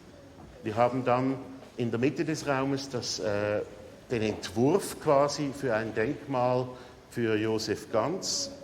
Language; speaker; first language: German; native; German